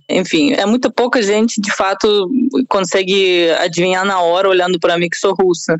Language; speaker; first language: Portuguese; non-native, fluent; Russian